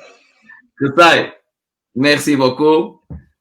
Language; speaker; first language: French; non-native, learner; Portuguese